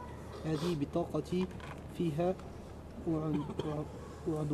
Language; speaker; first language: Arabic; non-native, learner; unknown